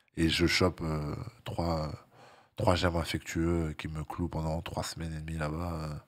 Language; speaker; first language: French; native; French